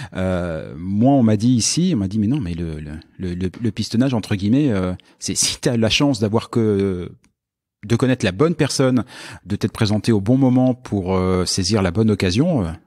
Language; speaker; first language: French; native; French